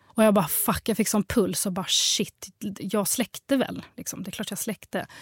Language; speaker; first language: Swedish; early bilingual, other home language; Arabic